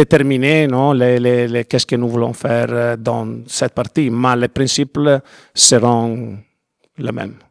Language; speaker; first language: French; non-native, learner; Italian